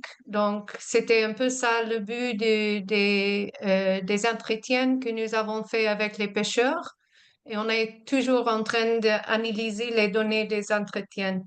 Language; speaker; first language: French; non-native, fluent; English